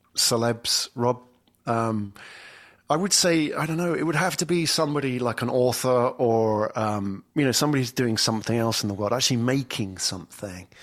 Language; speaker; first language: English; native; English